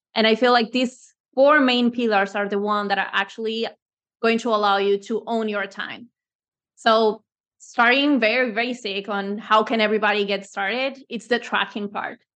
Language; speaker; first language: English; non-native, fluent; Spanish